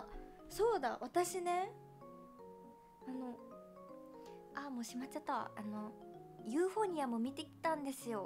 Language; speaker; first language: Japanese; native; Japanese